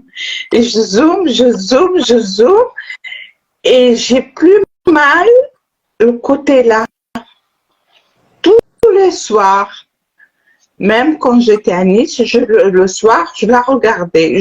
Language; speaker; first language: French; non-native, local second language; Arabic